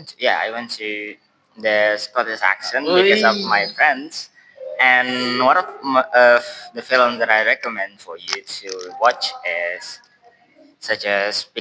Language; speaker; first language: English; non-native, learner; Indonesian